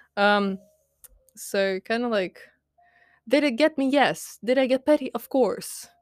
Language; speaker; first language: English; non-native, fluent; Latvian